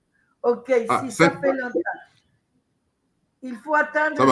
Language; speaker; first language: French; non-native, learner; Spanish